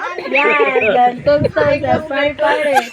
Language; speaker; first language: English; non-native, learner; Filipino